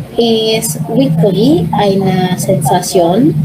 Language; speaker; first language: German; non-native, learner; Indonesian